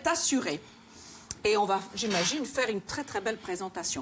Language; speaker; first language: French; native; French